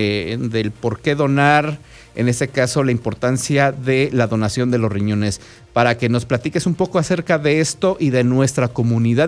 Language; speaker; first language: Spanish; native; Spanish